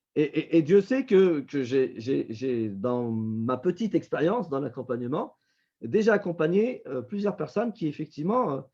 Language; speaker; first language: French; native; French